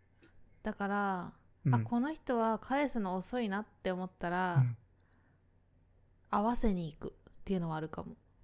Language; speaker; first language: Japanese; native; Japanese